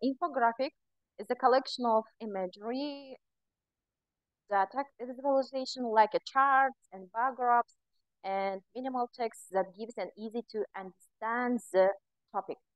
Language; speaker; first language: English; non-native, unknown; Kazakh